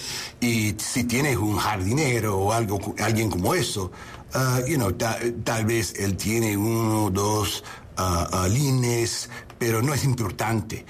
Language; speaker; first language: Spanish; non-native, learner; English